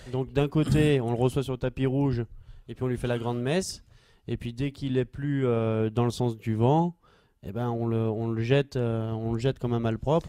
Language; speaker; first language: French; native; French